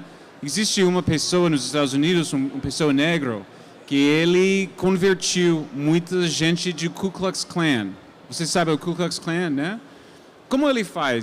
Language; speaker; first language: Portuguese; non-native, fluent; English